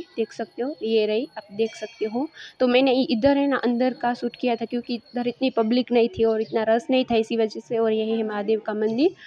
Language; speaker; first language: Hindi; non-native, local second language; Gujarati